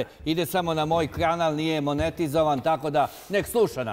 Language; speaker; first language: Serbian; native; Serbian